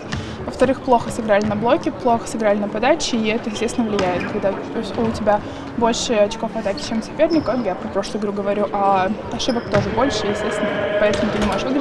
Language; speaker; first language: Russian; native; Russian